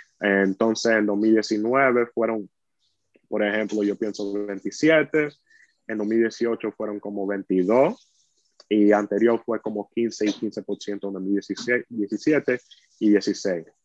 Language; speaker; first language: Spanish; early bilingual, heritage; Spanish